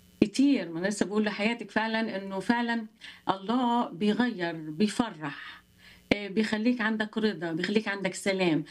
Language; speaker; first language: Arabic; native; Arabic